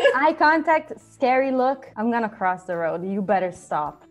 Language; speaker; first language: English; non-native, fluent; Italian